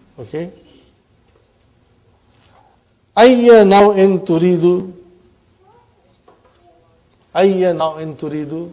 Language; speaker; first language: Arabic; non-native, fluent; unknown